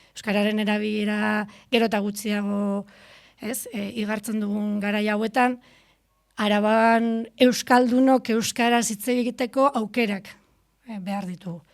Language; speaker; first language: Basque; native; Basque